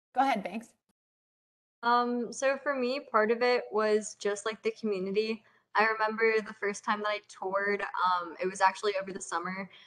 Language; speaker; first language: English; native; English